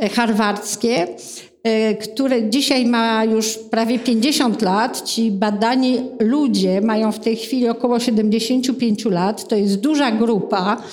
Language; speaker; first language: Polish; native; Polish